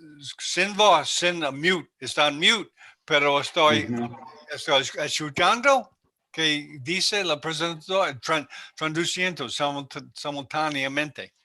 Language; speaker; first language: Spanish; non-native, learner; English